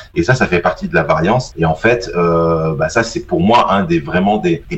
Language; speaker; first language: French; native; French